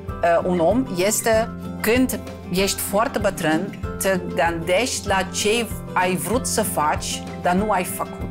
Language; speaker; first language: Romanian; non-native, fluent; Dutch